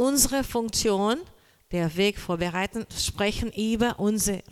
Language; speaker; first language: German; non-native, learner; Portuguese